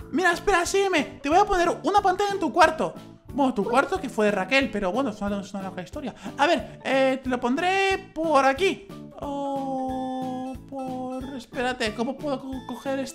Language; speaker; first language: Spanish; native; Spanish